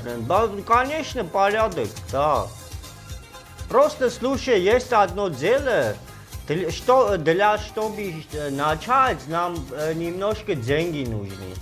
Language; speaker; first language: Russian; non-native, learner; Armenian